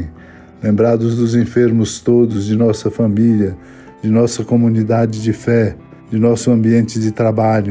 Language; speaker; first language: Portuguese; native; Portuguese